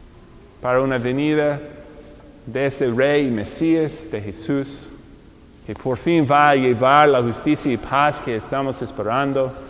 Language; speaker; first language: Spanish; non-native, fluent; English